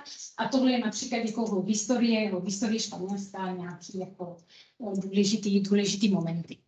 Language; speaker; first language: Czech; non-native, fluent; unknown